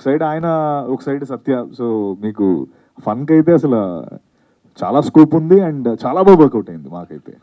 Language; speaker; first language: Telugu; native; Telugu